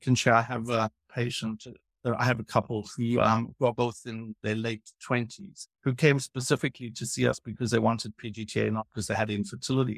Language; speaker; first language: English; native; English